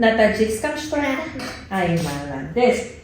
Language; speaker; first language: Russian; non-native, learner; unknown